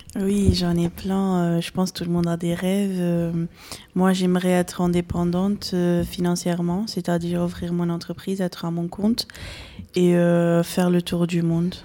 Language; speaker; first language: French; non-native, fluent; Portuguese